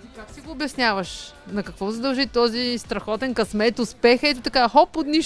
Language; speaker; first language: Bulgarian; native; Bulgarian